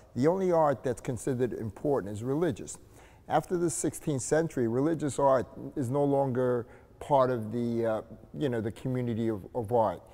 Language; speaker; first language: English; native; English